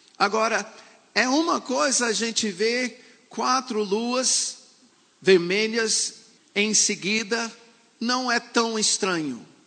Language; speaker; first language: Portuguese; non-native, fluent; English